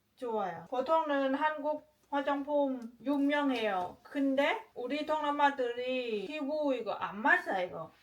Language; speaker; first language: Korean; non-native, learner; Lao